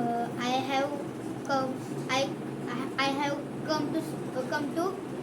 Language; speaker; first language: English; non-native, learner; Marathi